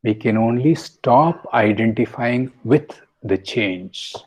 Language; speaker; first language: English; non-native, local second language; Kannada